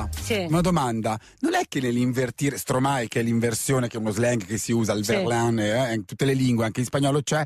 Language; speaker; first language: Italian; native; Italian